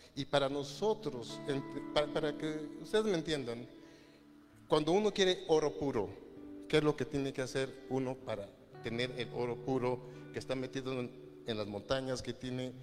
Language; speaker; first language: Spanish; native; Spanish